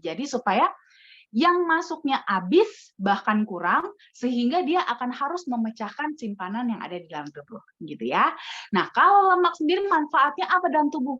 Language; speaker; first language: Indonesian; native; Indonesian